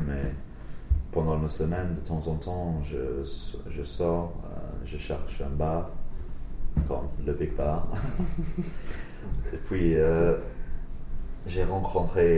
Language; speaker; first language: French; non-native, learner; English